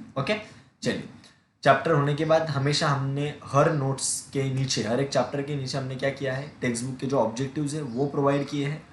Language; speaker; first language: Hindi; non-native, local second language; Marathi